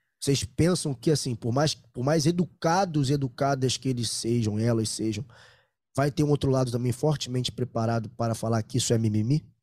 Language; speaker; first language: Portuguese; native; Portuguese